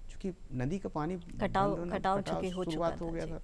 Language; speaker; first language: Hindi; native; Hindi